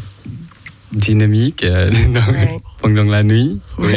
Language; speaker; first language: French; non-native, learner; Thai